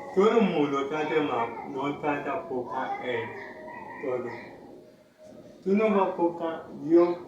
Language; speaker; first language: Spanish; non-native, learner; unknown